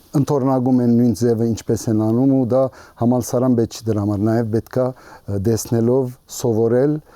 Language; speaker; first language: Armenian; early bilingual, heritage; Armenian